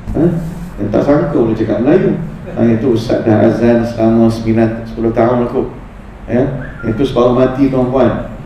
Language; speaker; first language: Malay; early bilingual, heritage; Malay